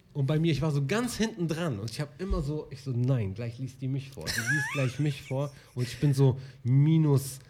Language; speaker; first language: German; early bilingual, other home language; Arabic